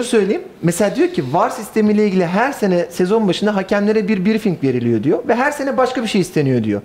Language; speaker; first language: Turkish; native; Turkish